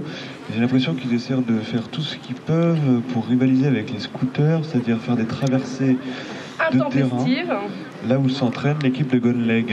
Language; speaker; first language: French; native; French